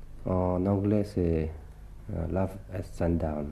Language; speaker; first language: French; early bilingual, other home language; Thai